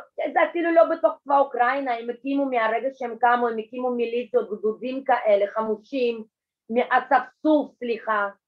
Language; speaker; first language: Hebrew; non-native, fluent; Russian